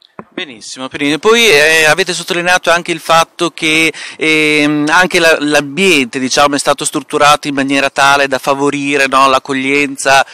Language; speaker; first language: Italian; native; Italian